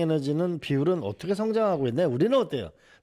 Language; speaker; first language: Korean; native; Korean